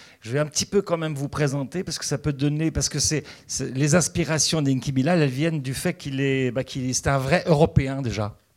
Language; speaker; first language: French; native; French